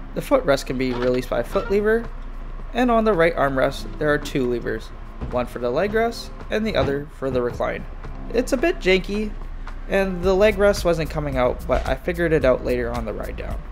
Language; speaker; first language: English; native; English